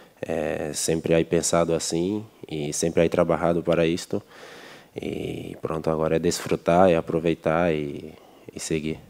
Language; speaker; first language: Spanish; non-native, learner; Portuguese